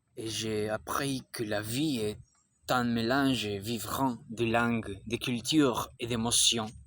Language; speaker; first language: French; non-native, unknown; Spanish